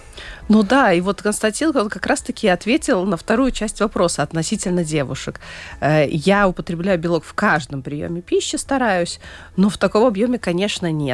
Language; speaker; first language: Russian; native; Russian